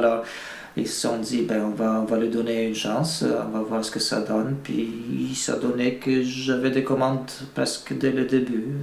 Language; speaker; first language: French; non-native, fluent; Bulgarian